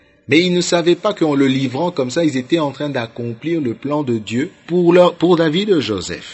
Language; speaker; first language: French; non-native, local second language; Lingala